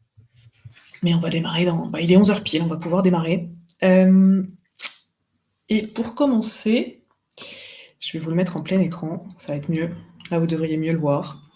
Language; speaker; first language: French; native; French